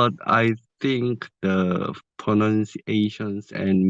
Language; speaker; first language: English; non-native, learner; Korean